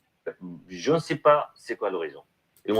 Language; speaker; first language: French; non-native, learner; Arabic